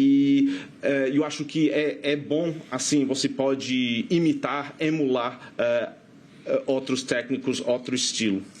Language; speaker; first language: Portuguese; non-native, fluent; English